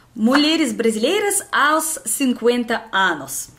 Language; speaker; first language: Portuguese; non-native, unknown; Russian